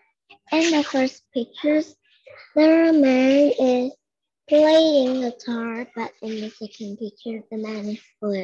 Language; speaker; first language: English; non-native, learner; Vietnamese